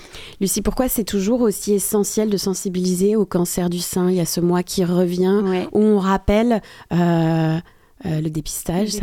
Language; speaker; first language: French; native; French